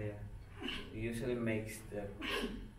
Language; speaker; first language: English; non-native, fluent; Indonesian